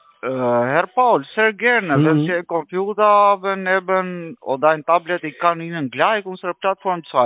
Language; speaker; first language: German; non-native, learner; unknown